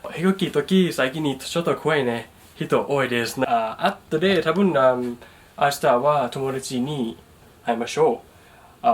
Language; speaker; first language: Japanese; non-native, learner; Thai